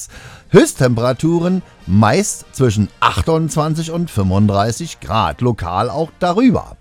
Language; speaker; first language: German; native; German